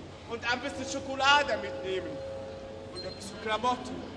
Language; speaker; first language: German; non-native, learner; Arabic